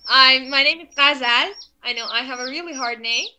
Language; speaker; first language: English; non-native, fluent; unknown